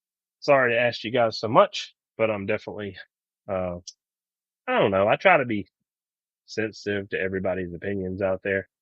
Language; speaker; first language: English; native; English